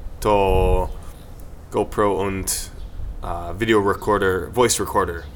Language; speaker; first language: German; non-native, learner; English